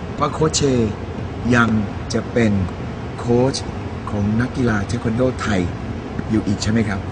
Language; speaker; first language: Thai; native; Thai